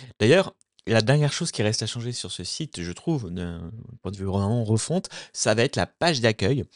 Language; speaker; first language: French; native; French